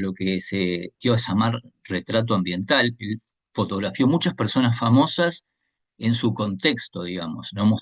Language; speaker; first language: Spanish; native; Spanish